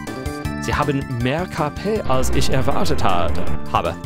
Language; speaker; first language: German; non-native, fluent; English